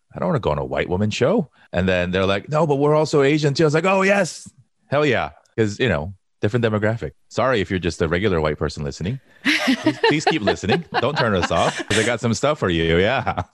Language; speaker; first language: English; early bilingual, other home language; Korean